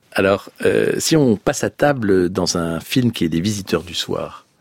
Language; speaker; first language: French; native; French